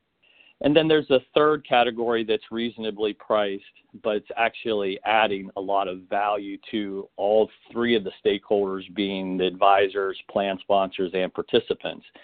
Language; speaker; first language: English; native; English